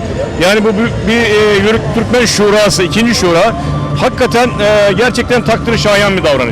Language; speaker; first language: Turkish; native; Turkish